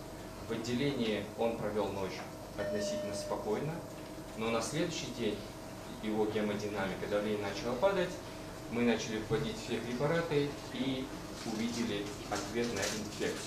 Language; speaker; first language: Russian; native; Russian